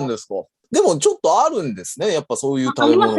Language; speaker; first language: Japanese; native; Japanese